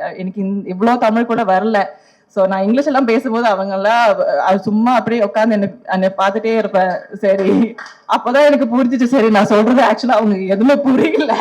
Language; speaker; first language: Tamil; non-native, local second language; Malayalam